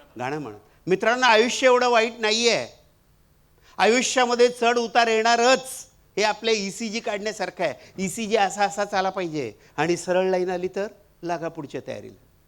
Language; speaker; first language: Marathi; non-native, local second language; Marwari